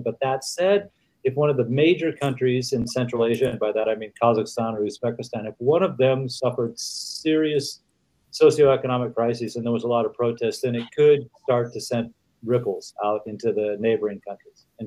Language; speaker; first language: English; native; English